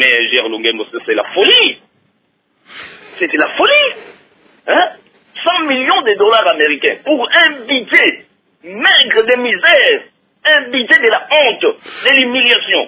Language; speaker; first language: French; non-native, local second language; Lingala